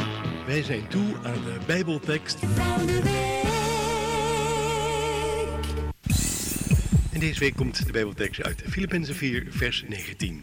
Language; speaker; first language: Dutch; native; Dutch